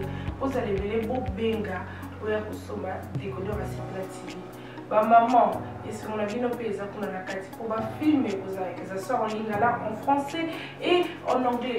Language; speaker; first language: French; non-native, local second language; Lingala